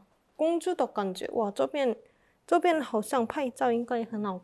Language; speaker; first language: Chinese; non-native, fluent; Korean